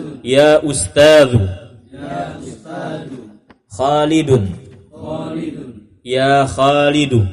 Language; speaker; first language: Arabic; non-native, fluent; Indonesian